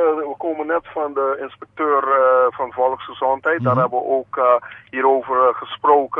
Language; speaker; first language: Dutch; non-native, local second language; Papiamento